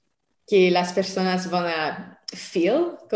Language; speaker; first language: Spanish; non-native, learner; French